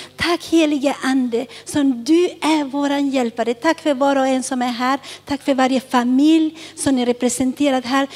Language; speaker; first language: Swedish; early bilingual, other home language; Spanish